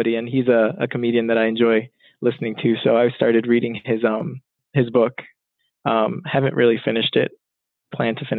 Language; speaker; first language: English; native; English